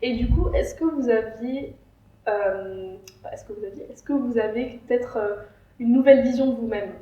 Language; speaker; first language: French; native; French